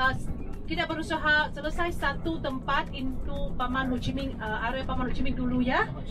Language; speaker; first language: Indonesian; non-native, fluent; Vietnamese